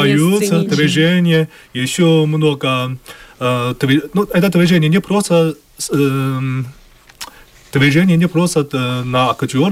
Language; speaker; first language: Russian; non-native, learner; Chinese